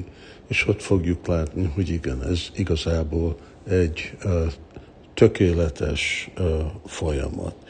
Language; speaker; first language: Hungarian; early bilingual, heritage; Hungarian